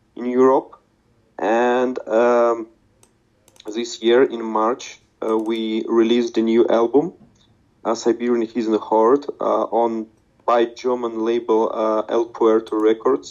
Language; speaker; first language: English; non-native, learner; Russian